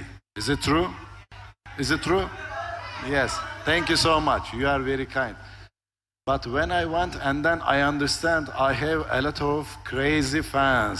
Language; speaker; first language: English; non-native, learner; Turkish